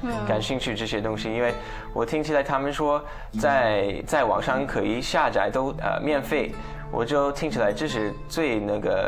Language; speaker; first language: Chinese; non-native, fluent; English